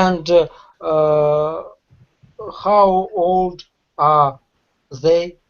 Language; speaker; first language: English; non-native, learner; Russian